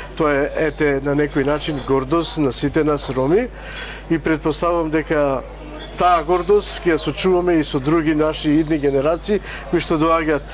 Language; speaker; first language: Macedonian; non-native, local second language; Romany